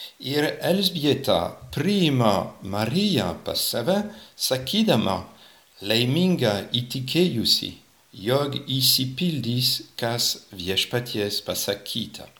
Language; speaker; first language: Lithuanian; non-native, fluent; French